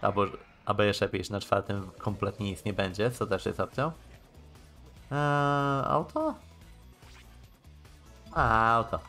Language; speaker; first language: Polish; native; Polish